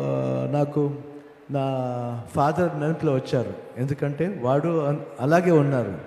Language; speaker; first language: Telugu; non-native, learner; Kannada